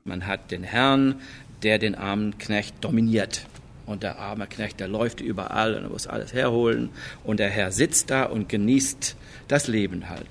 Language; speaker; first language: German; non-native, fluent; English